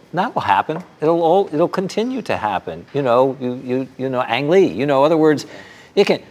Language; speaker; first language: English; native; English